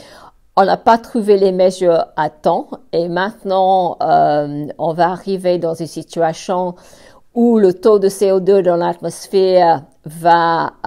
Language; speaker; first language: French; non-native, fluent; English